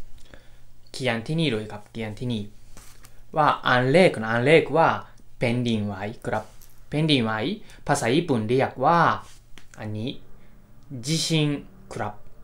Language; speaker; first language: Thai; non-native, fluent; Japanese